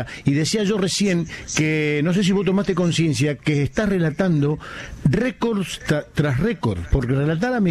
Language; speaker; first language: Spanish; native; Spanish